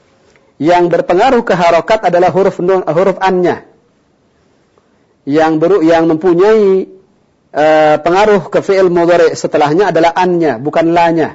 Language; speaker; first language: Indonesian; native; Indonesian